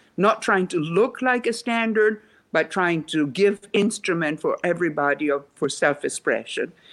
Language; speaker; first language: English; non-native, fluent; Italian